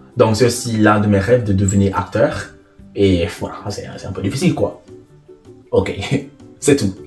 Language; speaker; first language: French; non-native, fluent; English